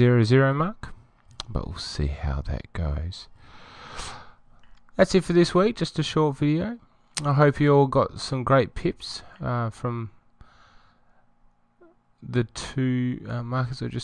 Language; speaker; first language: English; native; English